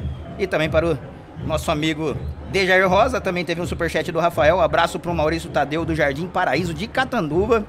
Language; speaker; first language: Portuguese; native; Portuguese